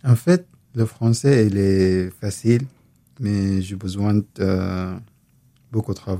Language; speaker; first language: French; non-native, learner; Arabic